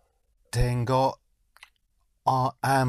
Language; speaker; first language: Spanish; non-native, learner; English